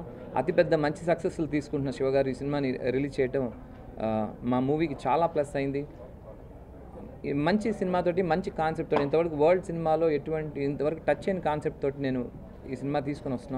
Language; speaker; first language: Telugu; native; Telugu